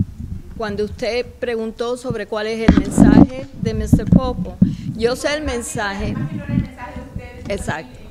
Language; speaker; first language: Spanish; native; Spanish